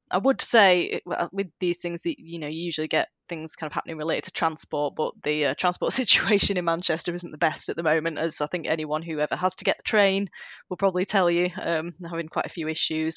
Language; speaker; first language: English; native; English